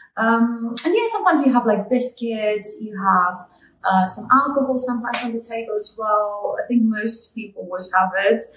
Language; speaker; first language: English; non-native, fluent; Polish